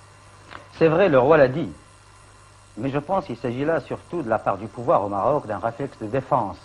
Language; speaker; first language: French; non-native, local second language; Arabic